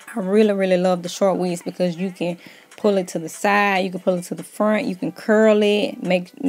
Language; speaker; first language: English; native; English